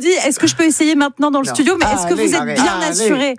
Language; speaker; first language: French; native; French